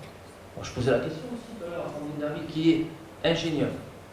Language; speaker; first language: French; native; French